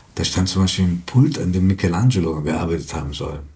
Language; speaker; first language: German; native; German